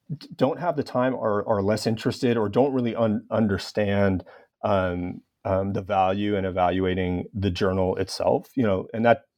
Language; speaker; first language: English; native; English